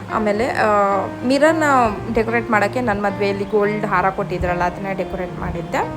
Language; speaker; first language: Kannada; non-native, local second language; Malayalam